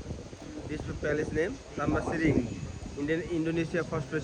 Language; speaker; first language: English; non-native, learner; Nepali